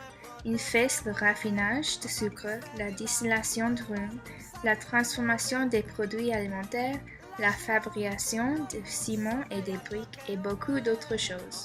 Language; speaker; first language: French; non-native, learner; English